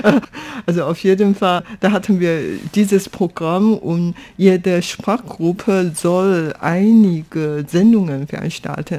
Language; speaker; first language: German; non-native, fluent; Chinese